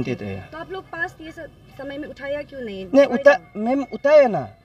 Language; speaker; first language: Hindi; non-native, local second language; Nyishi